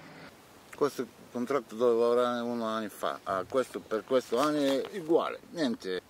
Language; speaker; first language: Italian; non-native, learner; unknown